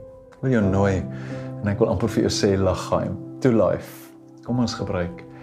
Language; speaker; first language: Afrikaans; native; Afrikaans